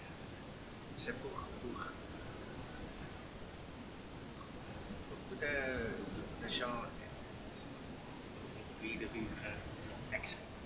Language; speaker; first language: French; non-native, learner; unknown